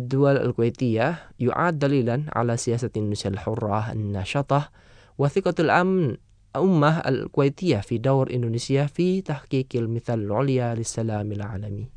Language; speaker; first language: Arabic; non-native, fluent; Indonesian